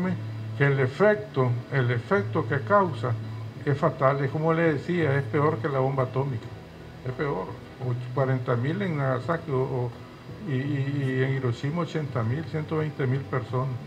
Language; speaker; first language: Spanish; native; Spanish